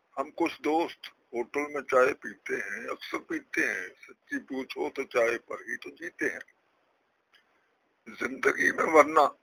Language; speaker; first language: Urdu; non-native, local second language; Punjabi